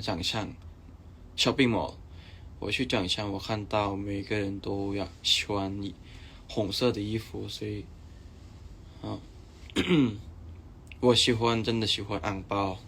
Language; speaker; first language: Chinese; non-native, learner; Thai